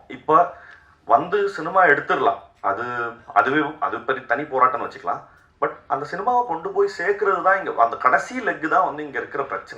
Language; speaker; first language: Tamil; native; Tamil